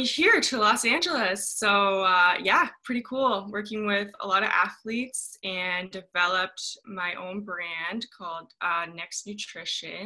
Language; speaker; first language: English; native; English